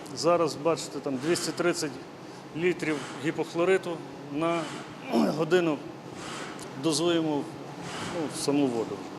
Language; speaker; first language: Ukrainian; native; Ukrainian